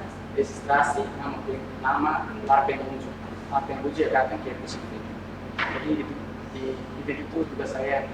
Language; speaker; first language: Indonesian; non-native, fluent; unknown